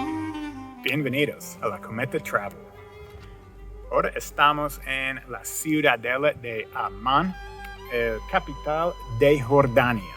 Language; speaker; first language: Spanish; non-native, fluent; English